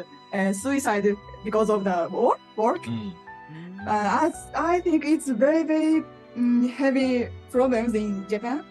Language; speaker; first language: English; non-native, learner; Japanese